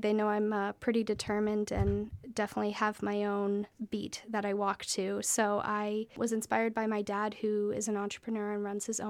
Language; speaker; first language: English; native; English